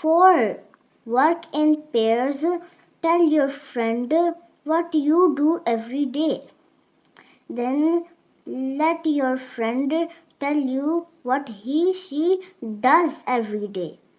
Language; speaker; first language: English; non-native, local second language; Urdu